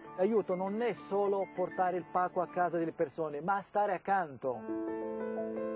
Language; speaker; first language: Italian; non-native, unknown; Arabic